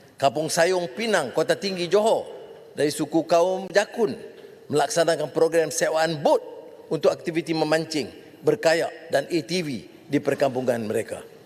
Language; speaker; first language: Malay; native; Malay